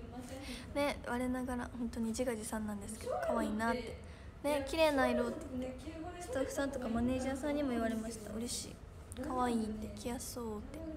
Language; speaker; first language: Japanese; native; Japanese